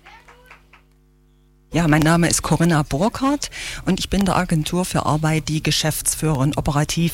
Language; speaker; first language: German; native; German